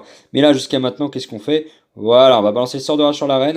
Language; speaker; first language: French; native; French